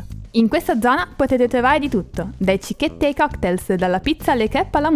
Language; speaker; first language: Italian; native; Italian